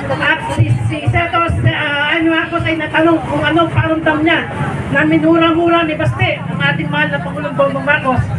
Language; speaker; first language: Filipino; native; Filipino